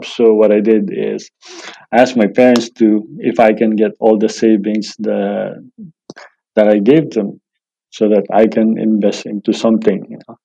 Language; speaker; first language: English; non-native, local second language; Filipino